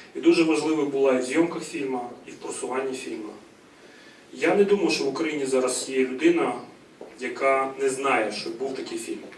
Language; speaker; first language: Ukrainian; native; Ukrainian